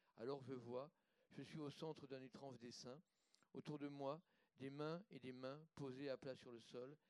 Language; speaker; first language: French; native; French